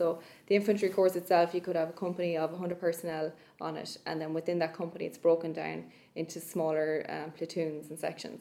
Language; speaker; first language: English; native; English